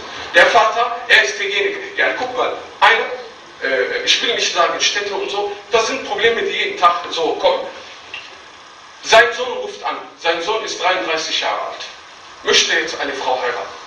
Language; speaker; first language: German; non-native, fluent; Arabic